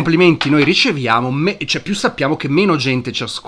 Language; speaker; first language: Italian; native; Italian